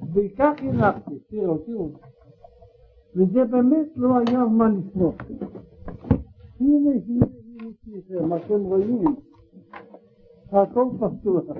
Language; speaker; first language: Hebrew; non-native, learner; Russian